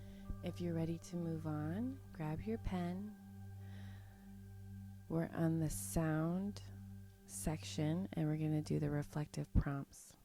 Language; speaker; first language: English; native; English